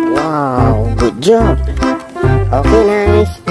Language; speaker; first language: English; non-native, learner; Indonesian